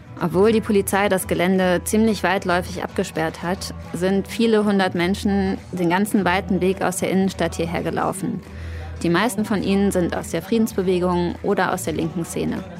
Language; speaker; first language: German; native; German